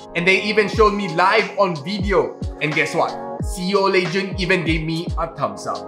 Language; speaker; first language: English; non-native, local second language; Filipino